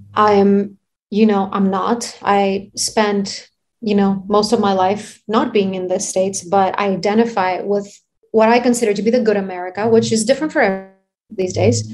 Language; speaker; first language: English; non-native, fluent; Greek